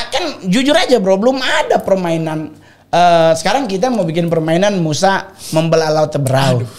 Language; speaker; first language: Indonesian; native; Indonesian